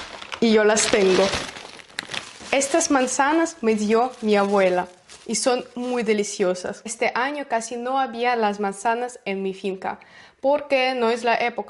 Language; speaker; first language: Spanish; non-native, learner; Russian